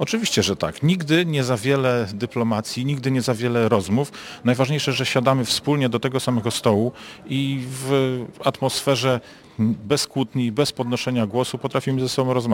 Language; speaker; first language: Polish; native; Polish